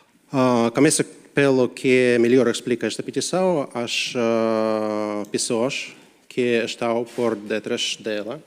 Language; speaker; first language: Portuguese; non-native, learner; Russian